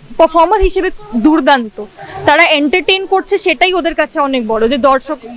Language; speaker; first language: Bangla; non-native, local second language; Hindi